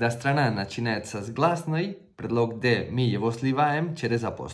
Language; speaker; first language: Russian; non-native, fluent; Catalan